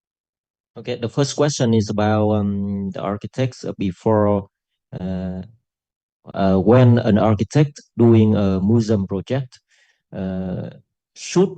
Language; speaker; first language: English; non-native, local second language; Vietnamese